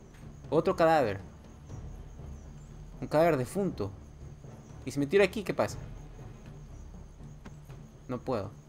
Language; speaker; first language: Spanish; native; Spanish